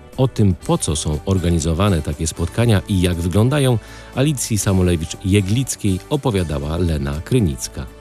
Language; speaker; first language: Polish; native; Polish